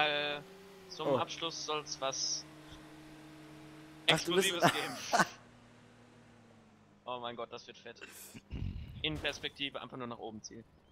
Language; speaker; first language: German; native; German